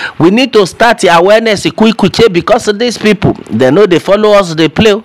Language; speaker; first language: Nigerian Pidgin; non-native, local second language; Yoruba